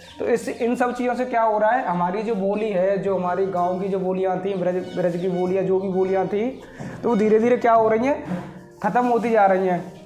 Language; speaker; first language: Hindi; native; Hindi